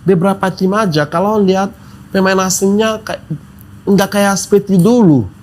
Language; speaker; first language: Indonesian; non-native, fluent; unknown